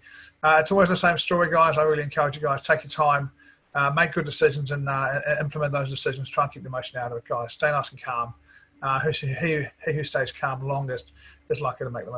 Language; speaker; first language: English; native; English